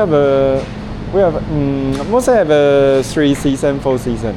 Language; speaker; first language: English; non-native, learner; Chinese